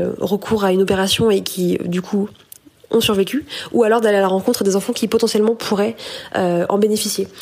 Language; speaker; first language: French; native; French